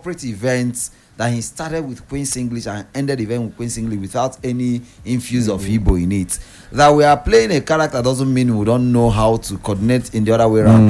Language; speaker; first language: English; non-native, local second language; Igbo